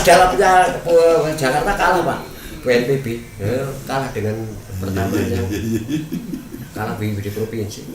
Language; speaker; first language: Indonesian; native; Indonesian